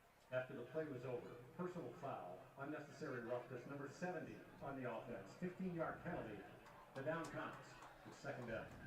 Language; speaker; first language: English; native; English